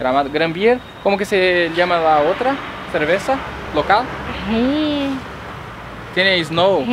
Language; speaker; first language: Spanish; non-native, learner; Portuguese